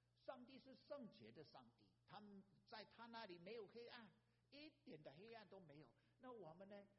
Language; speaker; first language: Chinese; non-native, fluent; English